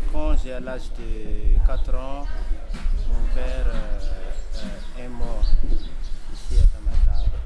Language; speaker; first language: French; non-native, local second language; Malagasy